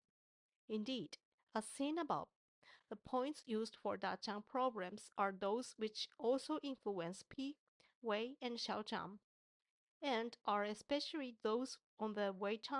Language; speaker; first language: English; non-native, fluent; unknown